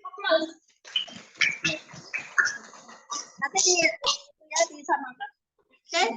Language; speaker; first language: English; non-native, learner; Indonesian